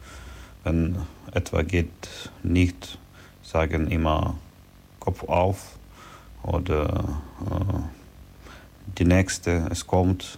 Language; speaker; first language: German; non-native, learner; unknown